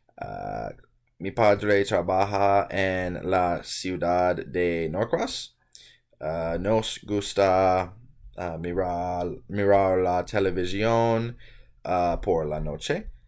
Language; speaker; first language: Spanish; non-native, learner; English